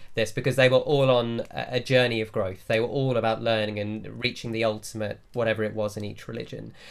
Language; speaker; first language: English; native; English